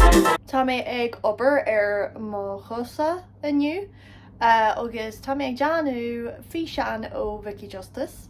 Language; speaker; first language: Irish; non-native, local second language; English